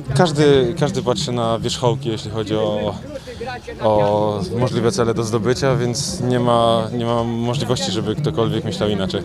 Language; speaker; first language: Polish; native; Polish